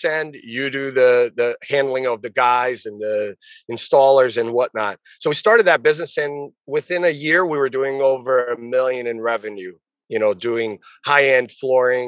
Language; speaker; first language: English; early bilingual, other home language; Portuguese